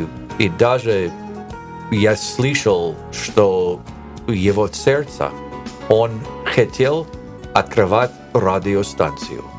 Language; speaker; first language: Russian; non-native, learner; English